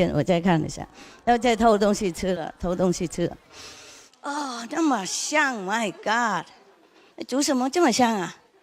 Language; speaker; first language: Chinese; non-native, fluent; Vietnamese